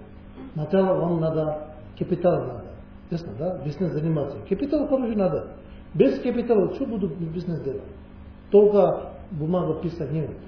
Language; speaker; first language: Russian; non-native, learner; Tibetan